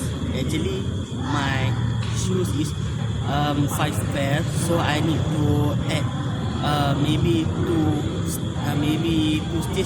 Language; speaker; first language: English; non-native, learner; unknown